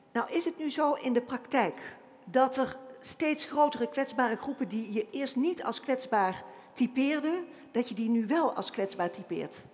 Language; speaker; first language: Dutch; native; Dutch